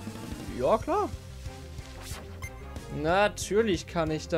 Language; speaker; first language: German; native; German